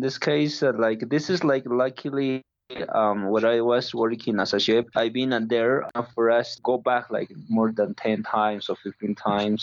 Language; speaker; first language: English; non-native, learner; Spanish